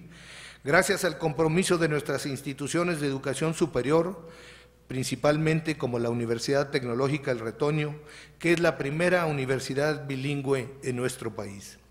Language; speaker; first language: Spanish; native; Spanish